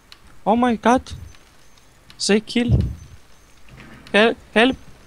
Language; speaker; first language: English; non-native, learner; Russian